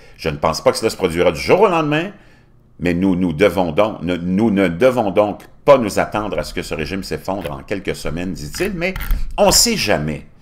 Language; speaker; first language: French; native; French